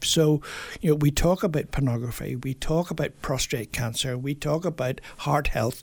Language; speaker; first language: English; native; English